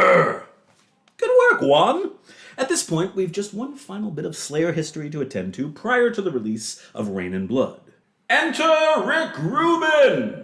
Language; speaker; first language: English; native; English